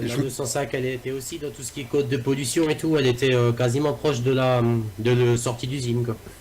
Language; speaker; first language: French; native; French